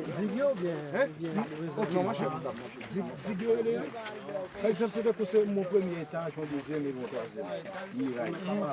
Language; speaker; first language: French; non-native, local second language; Haitian Creole